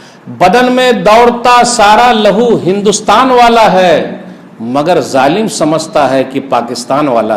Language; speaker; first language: Hindi; native; Hindi